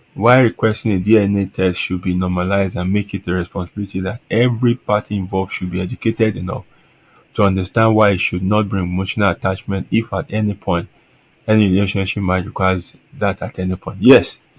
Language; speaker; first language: English; non-native, local second language; Yoruba